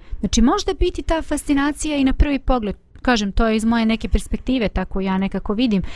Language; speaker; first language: Bosnian; native; Bosnian